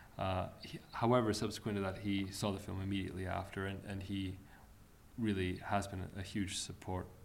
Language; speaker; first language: English; early bilingual, other home language; Armenian